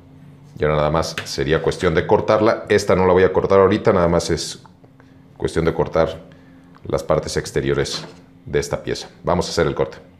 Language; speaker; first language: Spanish; native; Spanish